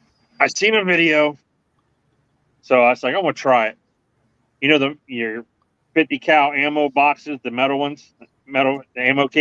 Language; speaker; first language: English; native; English